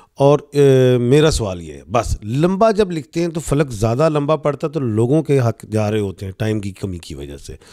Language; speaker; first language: Urdu; non-native, local second language; Punjabi